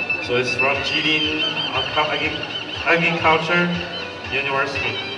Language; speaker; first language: English; non-native, learner; Chinese